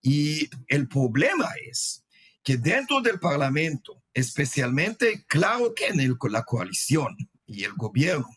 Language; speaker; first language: Spanish; non-native, fluent; Hebrew